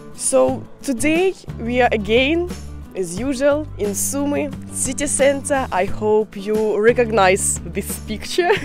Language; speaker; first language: English; non-native, fluent; Russian